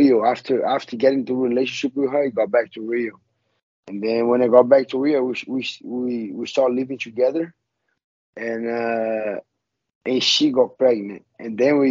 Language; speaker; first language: English; non-native, learner; Portuguese